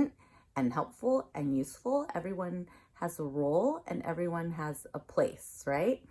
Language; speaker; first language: English; native; English